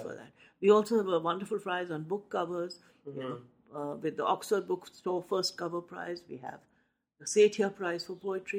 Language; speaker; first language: English; non-native, local second language; Hindi